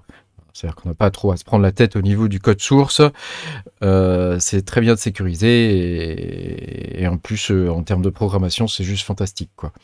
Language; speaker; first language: French; native; French